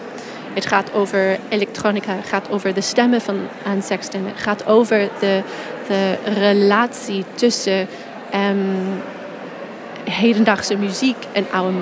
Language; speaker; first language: Dutch; non-native, fluent; English